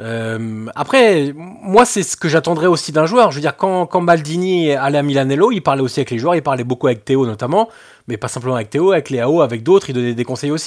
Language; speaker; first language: French; native; French